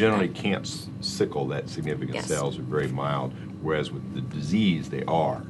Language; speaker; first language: English; native; English